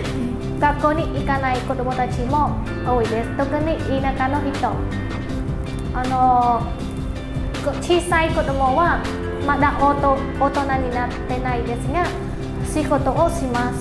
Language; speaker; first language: Japanese; non-native, learner; Khmer